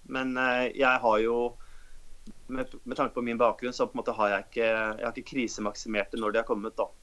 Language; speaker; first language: Norwegian; native; Norwegian